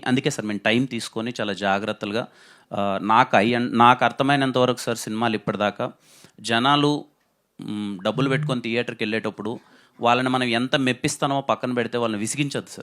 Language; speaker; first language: Telugu; native; Telugu